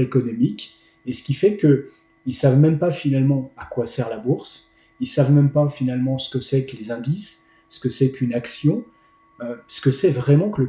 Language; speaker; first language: French; native; French